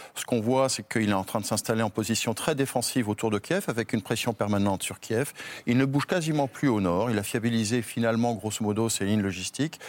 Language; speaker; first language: French; native; French